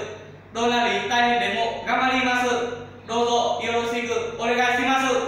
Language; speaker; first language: Japanese; non-native, learner; Vietnamese